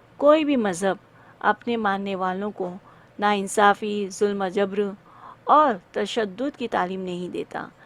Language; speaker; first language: Urdu; native; Urdu